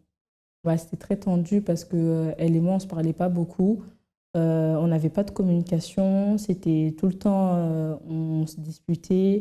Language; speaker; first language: French; native; French